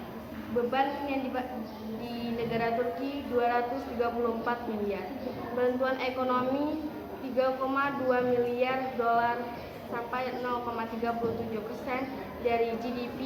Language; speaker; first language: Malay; non-native, local second language; Madurese